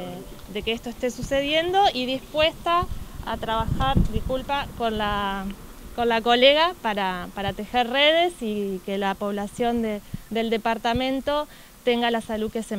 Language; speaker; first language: Spanish; native; Spanish